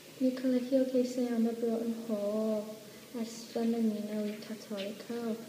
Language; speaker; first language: Spanish; non-native, learner; English